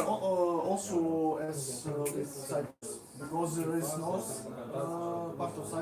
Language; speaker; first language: English; non-native, learner; Russian